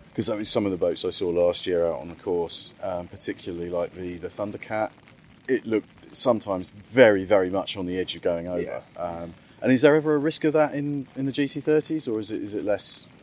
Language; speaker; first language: English; native; English